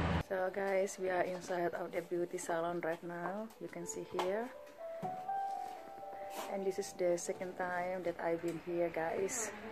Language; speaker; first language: English; non-native, learner; Indonesian